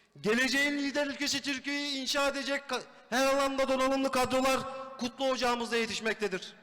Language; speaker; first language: Turkish; native; Turkish